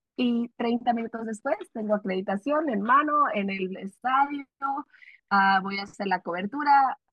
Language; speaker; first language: Spanish; early bilingual, heritage; Spanish